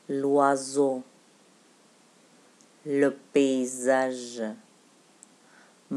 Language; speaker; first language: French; non-native, fluent; Russian